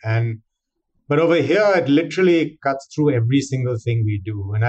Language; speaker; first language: English; non-native, local second language; Hindi